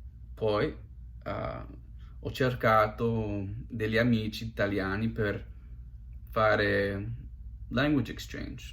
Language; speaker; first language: Italian; non-native, learner; English